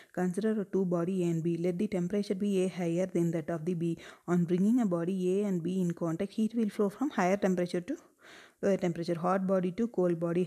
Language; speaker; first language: English; non-native, local second language; Tamil